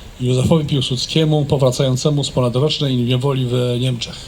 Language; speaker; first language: Polish; native; Polish